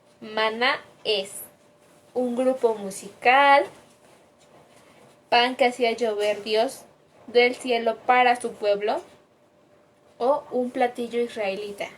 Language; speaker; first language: Spanish; native; Spanish